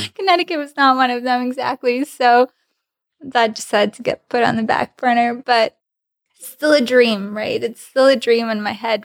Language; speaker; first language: English; non-native, fluent; Russian